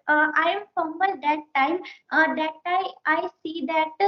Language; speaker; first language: English; non-native, learner; Hindi